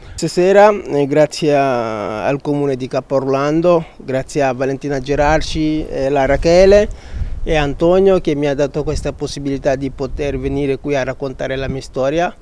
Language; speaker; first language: Italian; non-native, fluent; Wolof